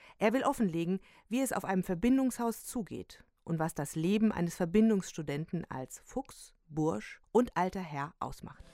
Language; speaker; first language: German; native; German